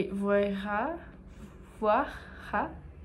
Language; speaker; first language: French; non-native, learner; Portuguese